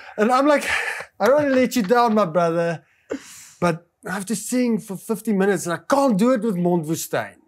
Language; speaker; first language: English; non-native, local second language; Afrikaans